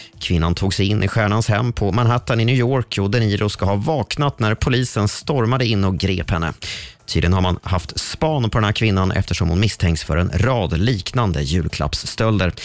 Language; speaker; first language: Swedish; native; Swedish